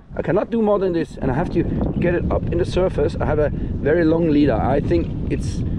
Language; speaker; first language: English; non-native, fluent; Danish